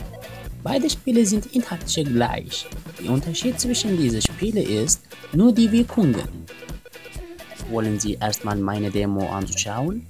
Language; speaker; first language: German; non-native, learner; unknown